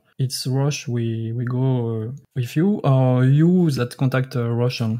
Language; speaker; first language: English; non-native, learner; French